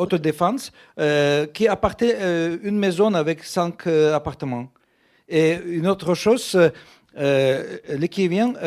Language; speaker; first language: French; non-native, fluent; Russian